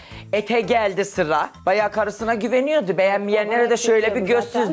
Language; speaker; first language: Turkish; native; Turkish